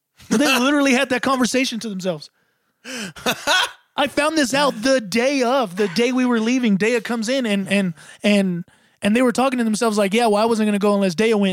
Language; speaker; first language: English; native; English